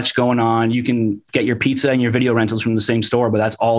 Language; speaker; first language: English; native; English